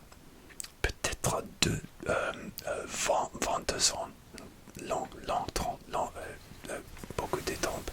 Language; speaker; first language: French; non-native, learner; English